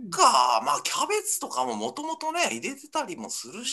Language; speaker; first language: Japanese; native; Japanese